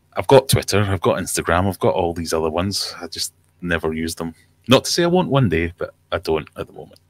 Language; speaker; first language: English; native; English